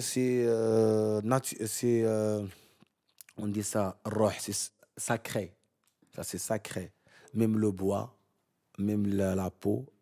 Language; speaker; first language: French; non-native, learner; Arabic